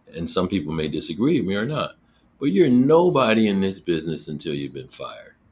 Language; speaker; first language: English; native; English